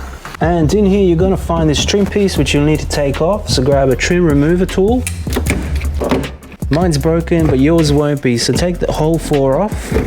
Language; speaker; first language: English; native; English